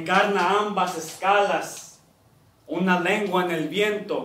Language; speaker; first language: Spanish; early bilingual, heritage; Spanish